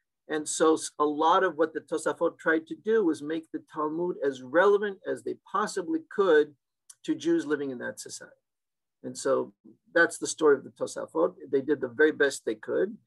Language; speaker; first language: English; native; English